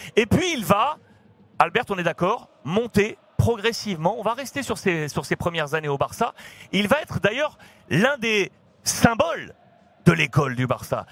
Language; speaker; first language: French; native; French